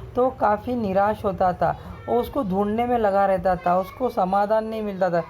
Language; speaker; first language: Hindi; non-native, local second language; Marathi